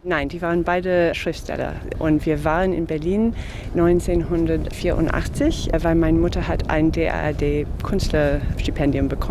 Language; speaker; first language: German; non-native, fluent; English